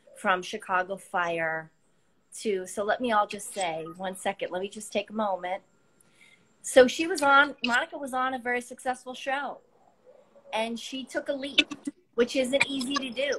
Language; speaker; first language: English; native; English